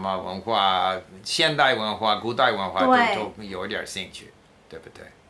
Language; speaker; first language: Chinese; non-native, fluent; English